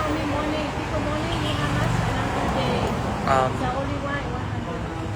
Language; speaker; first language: English; non-native, learner; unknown